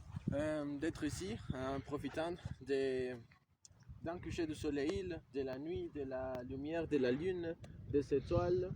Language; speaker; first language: French; non-native, learner; Spanish